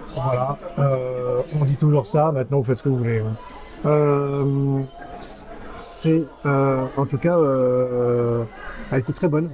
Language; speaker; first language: French; native; French